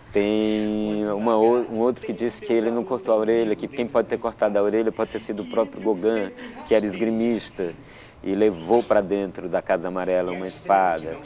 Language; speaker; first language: Portuguese; native; Portuguese